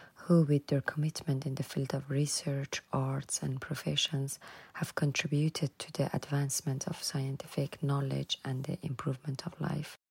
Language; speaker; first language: English; non-native, fluent; Persian